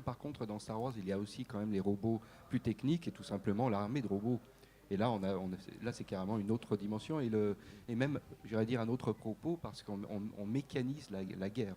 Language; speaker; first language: French; native; French